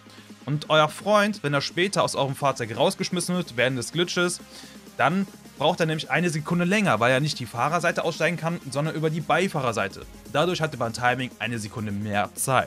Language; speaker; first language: German; native; German